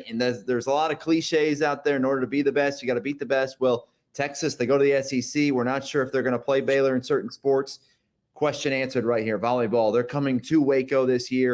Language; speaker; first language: English; native; English